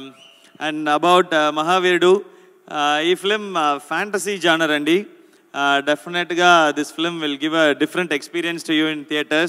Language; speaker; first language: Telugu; non-native, learner; Tamil